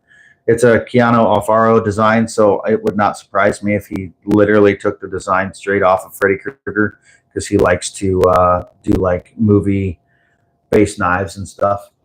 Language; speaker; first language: English; native; English